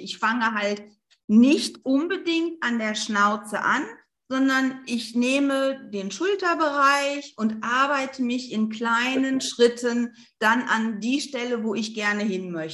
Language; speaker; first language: German; native; German